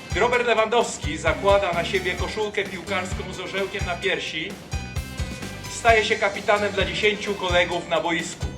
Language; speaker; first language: Polish; native; Polish